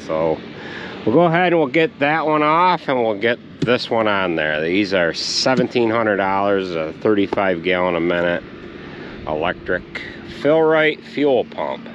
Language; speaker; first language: English; native; English